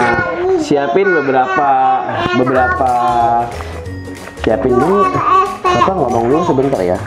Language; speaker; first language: Indonesian; native; Indonesian